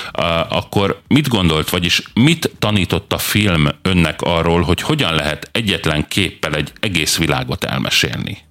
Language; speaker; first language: Hungarian; native; Hungarian